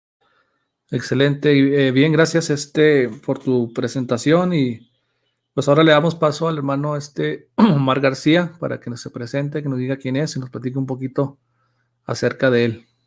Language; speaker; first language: Spanish; native; Spanish